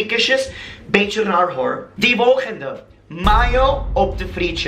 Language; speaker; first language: Dutch; non-native, learner; English